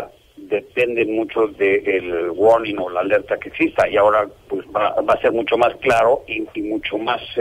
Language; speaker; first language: Spanish; native; Spanish